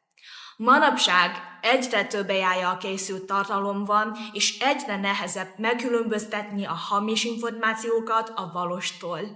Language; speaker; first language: Hungarian; non-native, fluent; Chinese